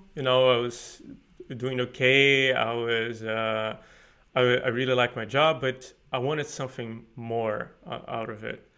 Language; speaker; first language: English; non-native, fluent; Portuguese